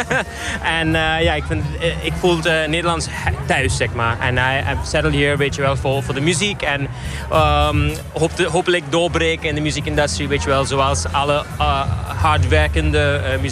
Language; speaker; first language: Dutch; non-native, fluent; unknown